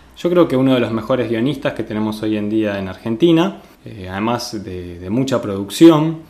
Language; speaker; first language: Spanish; native; Spanish